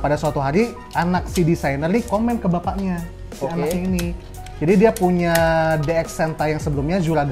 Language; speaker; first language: Indonesian; native; Indonesian